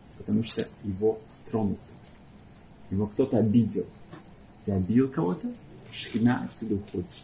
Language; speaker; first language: Russian; early bilingual, heritage; Russian